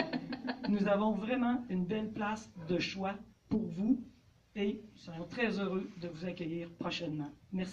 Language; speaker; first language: French; native; French